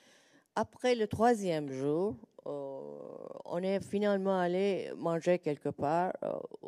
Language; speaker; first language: French; non-native, learner; Turkish